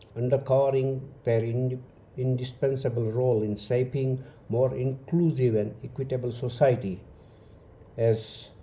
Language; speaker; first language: English; non-native, local second language; Hindi